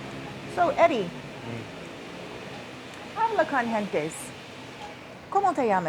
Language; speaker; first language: Spanish; non-native, learner; English